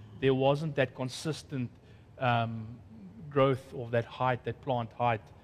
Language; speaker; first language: English; non-native, local second language; Afrikaans